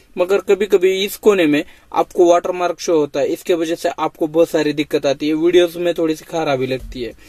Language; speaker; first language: Hindi; non-native, local second language; Marathi